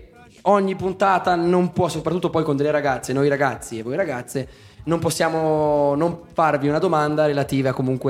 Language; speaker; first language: Italian; native; Italian